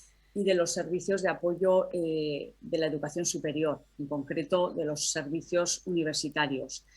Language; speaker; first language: Spanish; native; Spanish